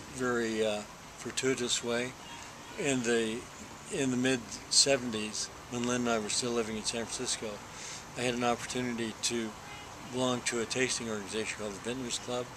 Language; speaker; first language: English; native; English